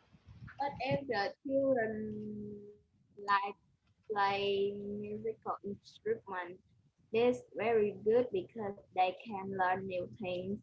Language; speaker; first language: English; non-native, learner; Vietnamese